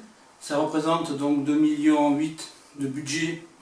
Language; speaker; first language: French; native; French